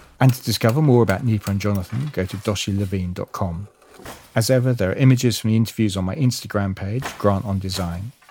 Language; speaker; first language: English; native; English